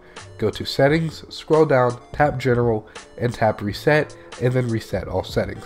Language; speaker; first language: English; native; English